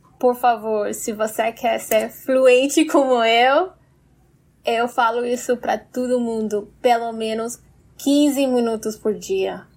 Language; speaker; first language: Portuguese; non-native, fluent; English